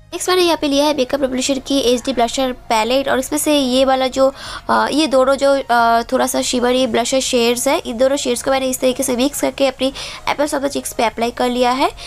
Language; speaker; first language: Hindi; non-native, local second language; Bangla